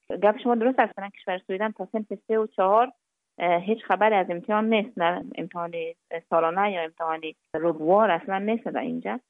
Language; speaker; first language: Persian; native; Persian